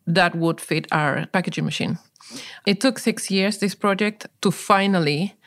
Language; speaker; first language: English; non-native, fluent; Spanish